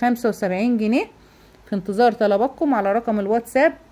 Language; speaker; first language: Arabic; native; Arabic